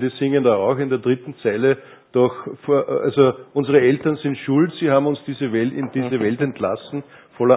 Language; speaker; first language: German; native; German